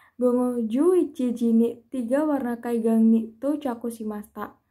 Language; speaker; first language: Japanese; non-native, learner; Indonesian